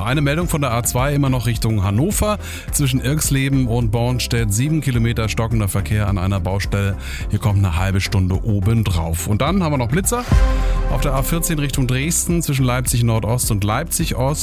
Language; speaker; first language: German; native; German